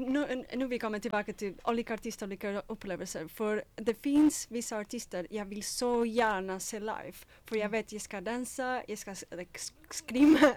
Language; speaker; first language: Swedish; non-native, fluent; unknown